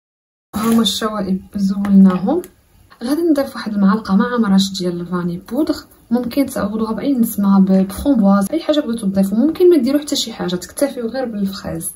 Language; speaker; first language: Arabic; native; Arabic